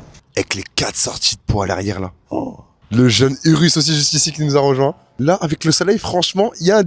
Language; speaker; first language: French; native; French